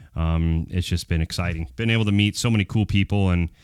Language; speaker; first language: English; native; English